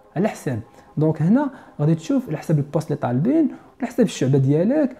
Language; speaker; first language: French; non-native, local second language; Arabic